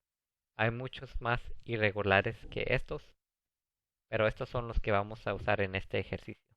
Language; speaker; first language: Spanish; early bilingual, heritage; Spanish